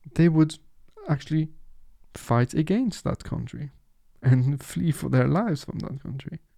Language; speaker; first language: English; non-native, fluent; French